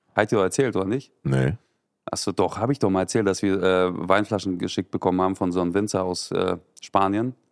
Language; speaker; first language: German; native; German